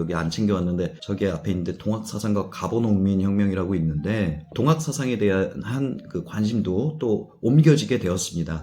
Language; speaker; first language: Korean; native; Korean